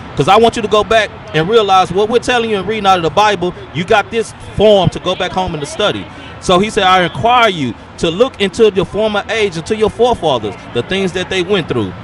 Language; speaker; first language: English; native; English